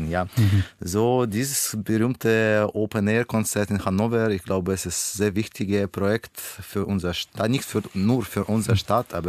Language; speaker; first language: German; non-native, learner; Russian